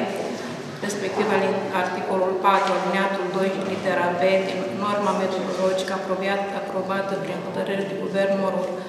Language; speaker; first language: Romanian; native; Romanian